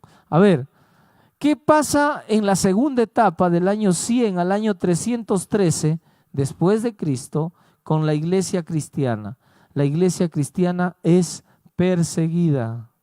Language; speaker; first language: Spanish; native; Spanish